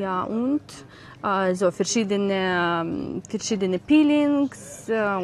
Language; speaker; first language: German; non-native, learner; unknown